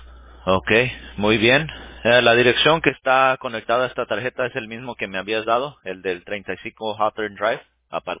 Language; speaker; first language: Spanish; early bilingual, heritage; English